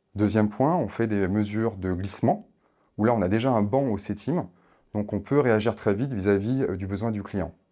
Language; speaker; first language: French; native; French